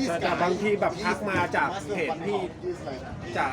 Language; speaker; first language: Thai; native; Thai